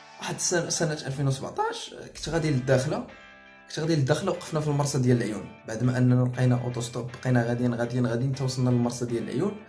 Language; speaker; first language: Arabic; native; Arabic